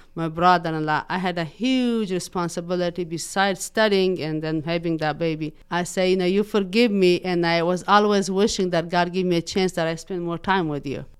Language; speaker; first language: English; non-native, fluent; Persian